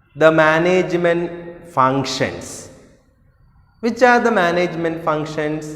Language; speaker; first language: English; non-native, local second language; Malayalam